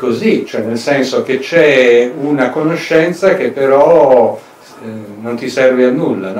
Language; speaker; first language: Italian; native; Italian